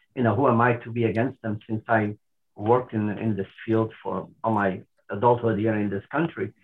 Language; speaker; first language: English; non-native, fluent; Portuguese